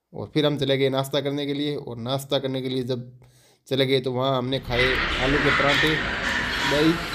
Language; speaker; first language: Hindi; native; Hindi